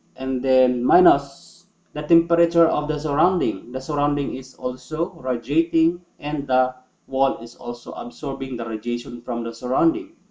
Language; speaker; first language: English; non-native, local second language; Filipino